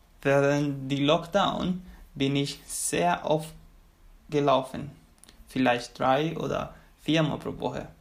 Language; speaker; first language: German; non-native, learner; Spanish